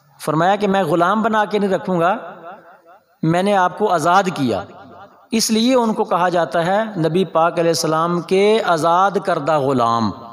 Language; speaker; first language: Urdu; non-native, local second language; Punjabi